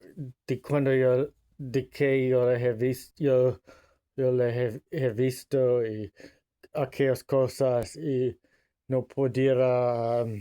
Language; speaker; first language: Spanish; non-native, learner; English